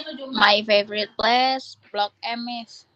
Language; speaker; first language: English; non-native, learner; Indonesian